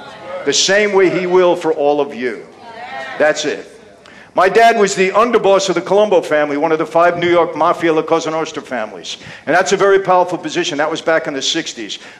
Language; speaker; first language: English; native; English